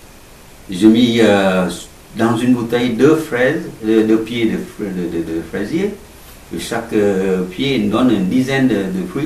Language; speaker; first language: French; non-native, learner; Vietnamese